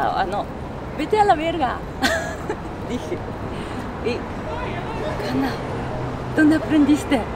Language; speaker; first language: Spanish; non-native, fluent; Japanese